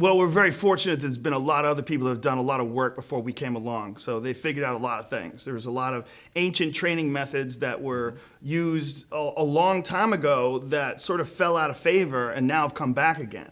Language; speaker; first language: English; native; English